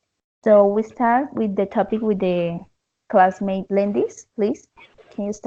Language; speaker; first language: English; non-native, learner; Spanish